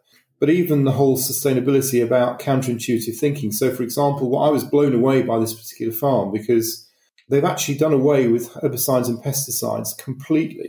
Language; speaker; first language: English; native; English